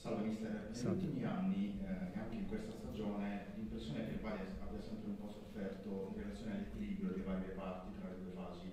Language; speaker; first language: Italian; native; Italian